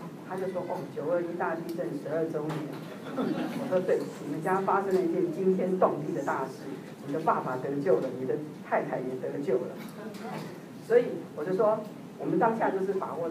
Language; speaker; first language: Chinese; native; Chinese